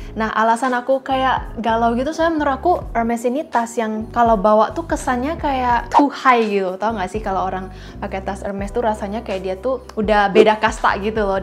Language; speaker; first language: Indonesian; native; Indonesian